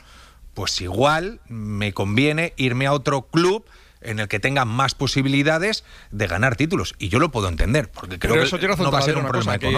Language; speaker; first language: Spanish; native; Spanish